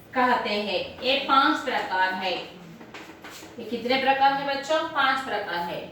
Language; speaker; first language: Hindi; non-native, local second language; Telugu